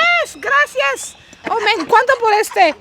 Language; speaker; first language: Spanish; non-native, learner; English